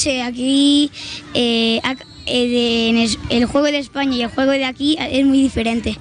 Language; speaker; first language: Spanish; early bilingual, heritage; Spanish